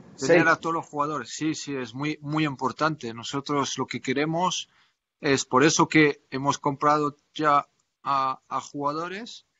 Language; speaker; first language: Spanish; non-native, fluent; French